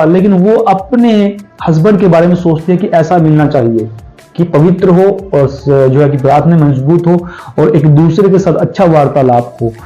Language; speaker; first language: Hindi; native; Hindi